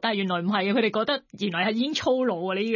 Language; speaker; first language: Cantonese; native; Cantonese